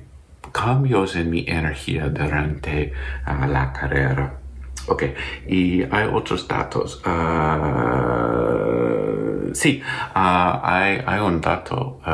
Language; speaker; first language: Spanish; non-native, learner; English